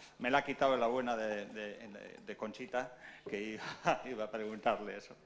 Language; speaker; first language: Spanish; native; Spanish